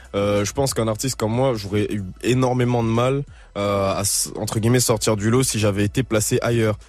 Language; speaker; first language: French; native; French